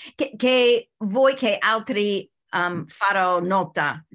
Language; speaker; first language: Italian; non-native, learner; English